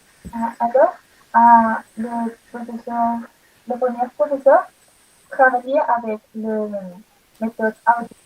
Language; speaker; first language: French; non-native, learner; Spanish